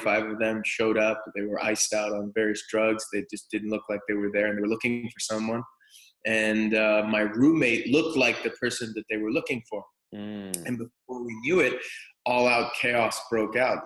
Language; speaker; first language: English; native; English